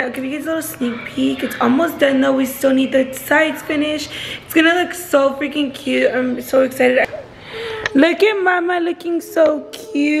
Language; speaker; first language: English; early bilingual, other home language; Spanish